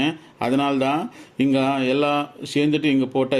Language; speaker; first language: Tamil; non-native, local second language; Telugu